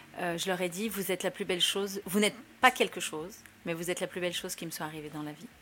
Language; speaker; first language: French; early bilingual, other home language; Spanish